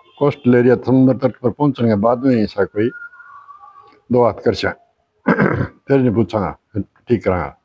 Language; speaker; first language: Hindi; native; Hindi